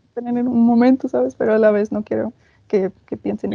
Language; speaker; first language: Spanish; non-native, fluent; English